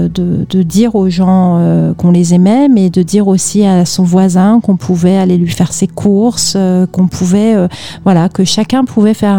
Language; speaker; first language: French; native; French